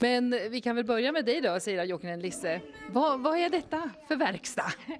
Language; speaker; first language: Swedish; native; Swedish